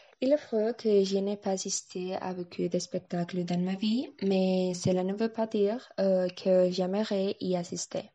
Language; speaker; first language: French; non-native, learner; Spanish